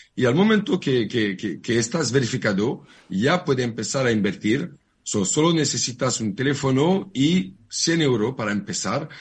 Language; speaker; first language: Spanish; non-native, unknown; French